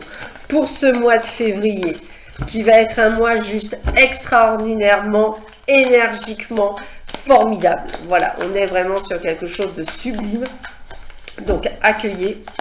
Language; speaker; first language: French; native; French